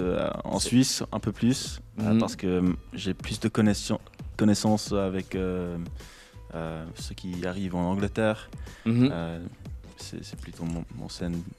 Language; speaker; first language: French; non-native, local second language; English